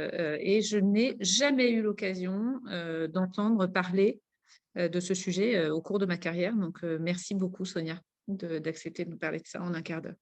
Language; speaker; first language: French; native; French